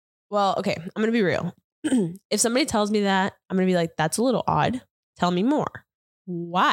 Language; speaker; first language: English; early bilingual, other home language; Spanish